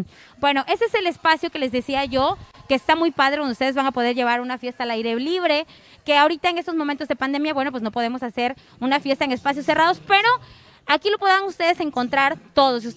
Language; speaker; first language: Spanish; native; Spanish